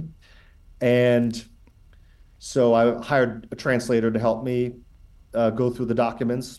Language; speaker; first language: English; native; English